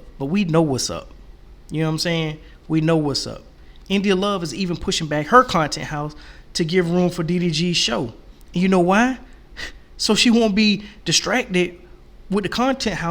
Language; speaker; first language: English; native; English